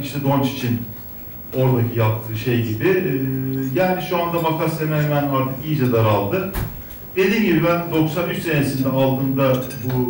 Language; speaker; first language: Turkish; native; Turkish